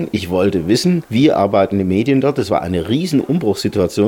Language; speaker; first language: German; native; German